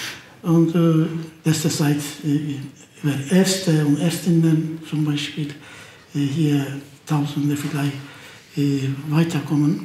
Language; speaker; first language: German; non-native, fluent; Turkish